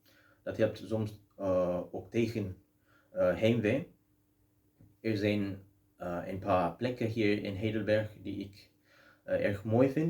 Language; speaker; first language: Dutch; non-native, fluent; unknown